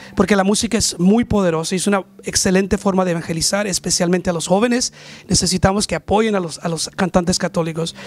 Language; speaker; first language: Spanish; early bilingual, heritage; Spanish